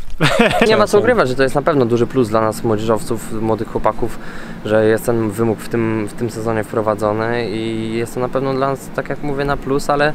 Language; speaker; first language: Polish; native; Polish